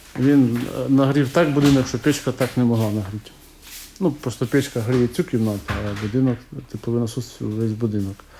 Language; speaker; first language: Ukrainian; native; Ukrainian